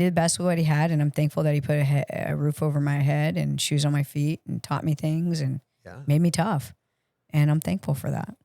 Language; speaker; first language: English; native; English